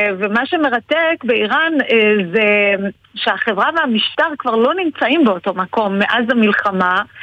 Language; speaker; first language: Hebrew; early bilingual, other home language; Persian